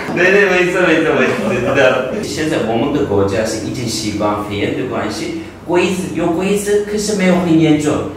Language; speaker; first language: Chinese; non-native, learner; Turkish